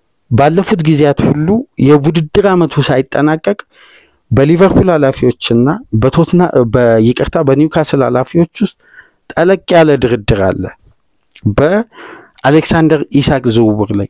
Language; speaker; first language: Amharic; native; Amharic